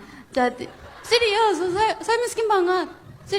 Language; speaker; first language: Indonesian; non-native, fluent; Korean